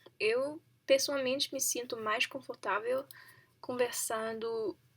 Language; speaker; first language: Portuguese; non-native, learner; English